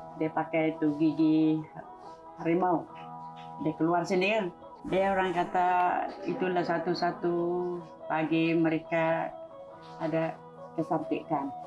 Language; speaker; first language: Malay; non-native, local second language; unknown